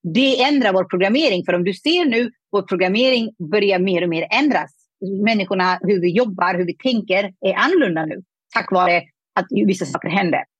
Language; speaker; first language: Swedish; non-native, fluent; Persian